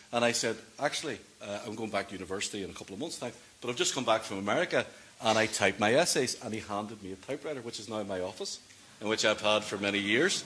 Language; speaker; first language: English; native; English